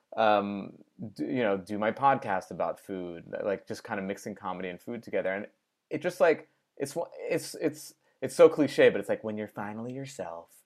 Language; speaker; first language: English; native; English